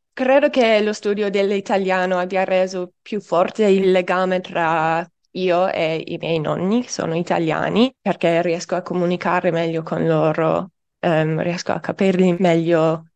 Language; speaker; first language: Italian; non-native, fluent; English